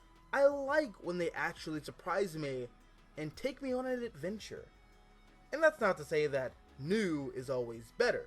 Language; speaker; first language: English; native; English